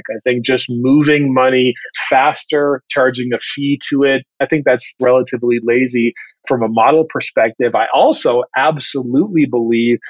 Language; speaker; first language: English; native; English